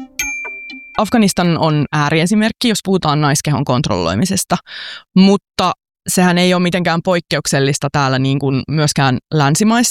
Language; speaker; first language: Finnish; native; Finnish